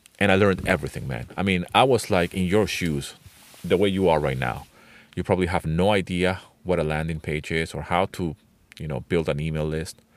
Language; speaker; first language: English; non-native, fluent; Spanish